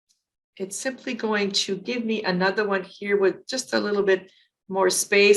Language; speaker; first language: English; native; English